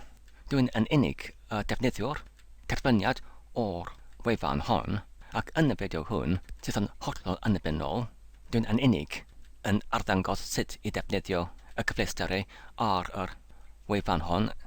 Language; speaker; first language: Welsh; non-native, learner; English